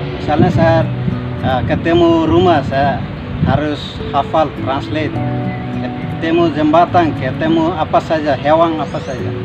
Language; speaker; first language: Indonesian; non-native, fluent; Tetum